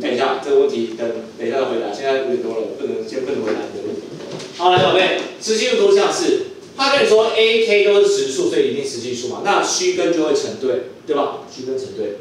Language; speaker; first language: Chinese; native; Chinese